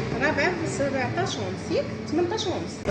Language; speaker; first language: Arabic; native; Arabic